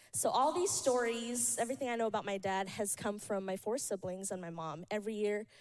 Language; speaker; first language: English; early bilingual, other home language; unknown